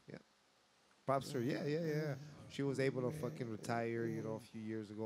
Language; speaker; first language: English; early bilingual, other home language; Spanish